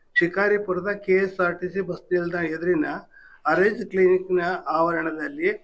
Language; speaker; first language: Kannada; native; Kannada